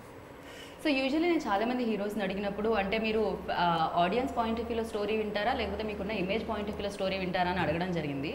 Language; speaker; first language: Telugu; native; Telugu